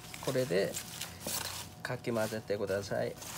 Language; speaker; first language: Japanese; non-native, fluent; Korean